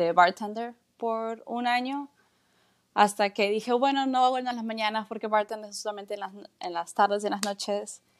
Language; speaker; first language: Spanish; native; Spanish